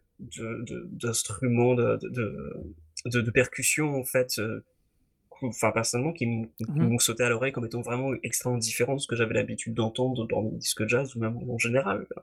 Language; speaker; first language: French; native; French